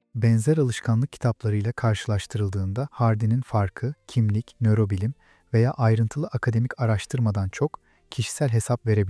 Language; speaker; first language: Turkish; native; Turkish